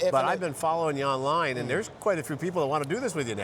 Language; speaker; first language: English; native; English